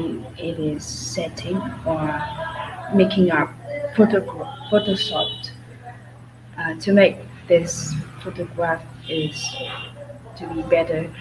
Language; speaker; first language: English; non-native, learner; Vietnamese